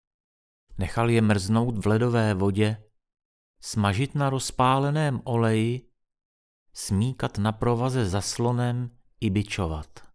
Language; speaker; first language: Czech; native; Czech